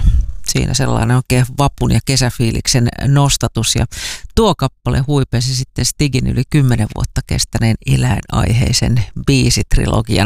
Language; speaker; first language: Finnish; native; Finnish